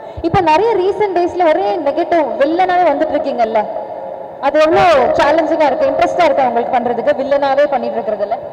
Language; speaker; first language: Tamil; native; Tamil